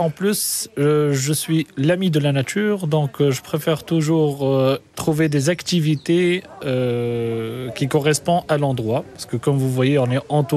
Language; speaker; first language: French; non-native, local second language; Arabic